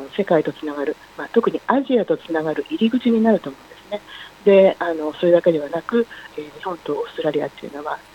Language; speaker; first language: Japanese; native; Japanese